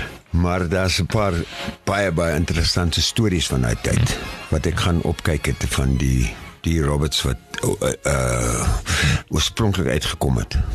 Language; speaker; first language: Afrikaans; non-native, fluent; English